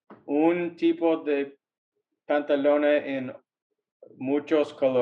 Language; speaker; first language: Spanish; non-native, learner; English